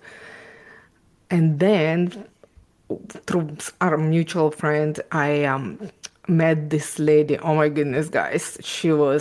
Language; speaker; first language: English; non-native, fluent; Ukrainian